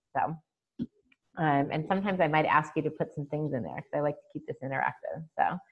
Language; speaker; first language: English; native; English